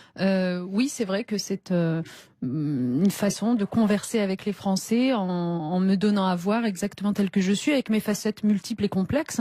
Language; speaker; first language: French; early bilingual, other home language; Riffian